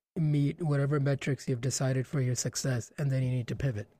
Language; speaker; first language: English; non-native, local second language; Hindi